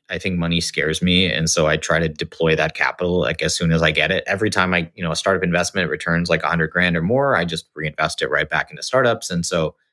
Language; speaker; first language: English; native; English